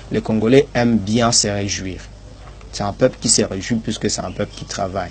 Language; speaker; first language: French; non-native, local second language; Swahili